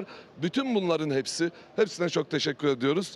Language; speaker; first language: Turkish; native; Turkish